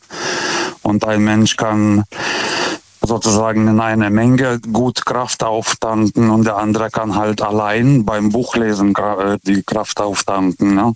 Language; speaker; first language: German; non-native, fluent; Lithuanian